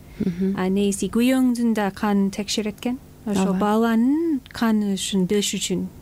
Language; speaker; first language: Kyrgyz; non-native, fluent; English